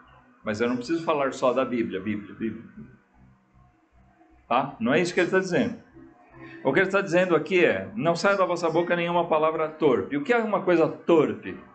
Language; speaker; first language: Portuguese; native; Portuguese